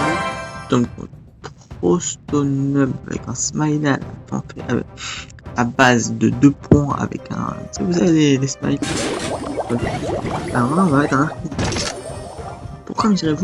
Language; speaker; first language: French; native; French